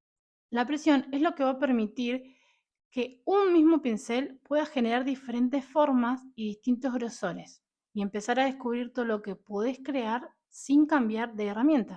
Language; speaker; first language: Spanish; native; Spanish